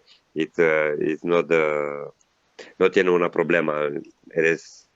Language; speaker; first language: Spanish; non-native, learner; Italian